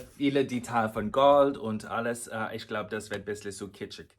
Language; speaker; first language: German; non-native, fluent; English